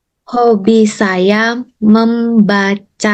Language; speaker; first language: Indonesian; non-native, learner; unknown